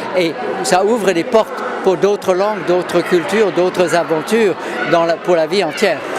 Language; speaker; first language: French; non-native, fluent; English